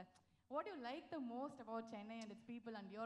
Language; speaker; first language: Tamil; native; Tamil